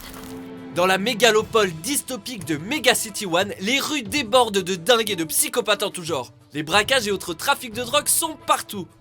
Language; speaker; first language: French; native; French